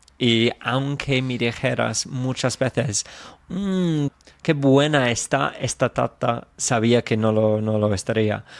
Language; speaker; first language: Spanish; non-native, fluent; English